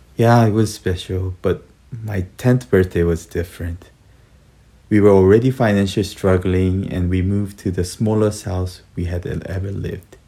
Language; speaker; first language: English; early bilingual, other home language; Korean